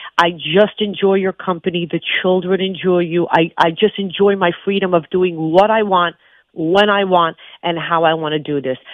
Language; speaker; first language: English; native; English